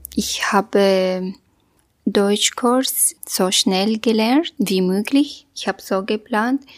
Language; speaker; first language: German; non-native, learner; Kurdish